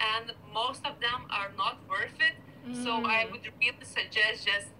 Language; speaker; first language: English; non-native, fluent; Lithuanian